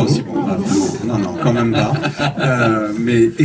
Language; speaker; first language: French; native; French